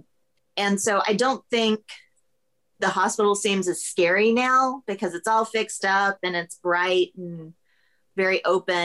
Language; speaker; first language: English; native; English